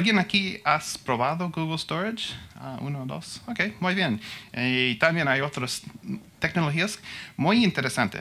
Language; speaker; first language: Spanish; non-native, learner; English